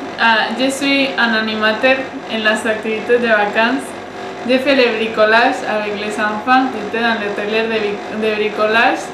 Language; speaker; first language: French; non-native, learner; Spanish